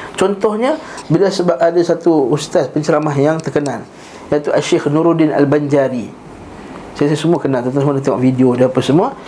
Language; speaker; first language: Malay; native; Malay